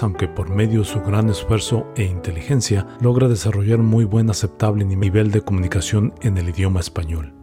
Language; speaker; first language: Spanish; native; Spanish